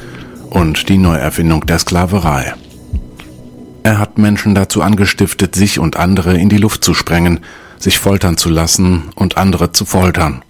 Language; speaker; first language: German; native; German